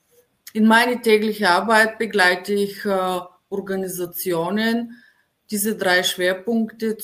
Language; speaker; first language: German; non-native, fluent; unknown